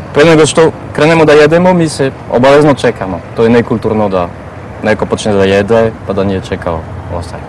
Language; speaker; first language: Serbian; non-native, fluent; French